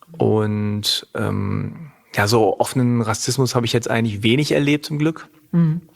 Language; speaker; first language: German; native; German